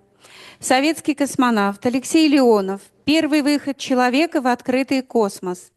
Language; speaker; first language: Russian; native; Russian